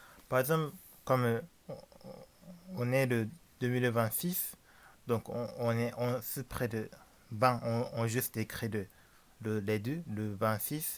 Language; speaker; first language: French; non-native, learner; Japanese